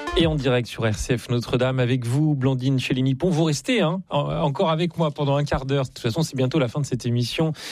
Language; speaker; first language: French; native; French